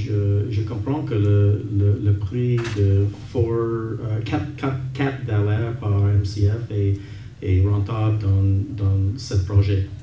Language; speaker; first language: French; non-native, local second language; English